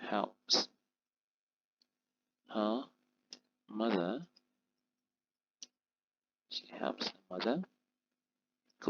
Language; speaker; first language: English; non-native, fluent; Indonesian